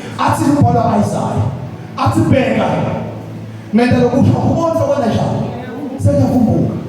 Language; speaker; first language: Zulu; non-native, local second language; Swati